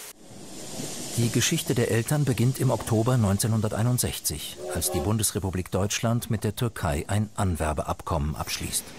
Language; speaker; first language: German; native; German